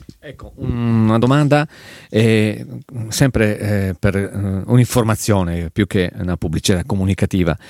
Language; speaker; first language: Italian; native; Italian